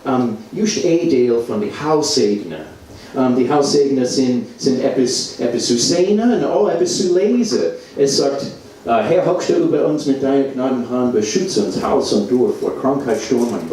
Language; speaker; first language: German; non-native, learner; English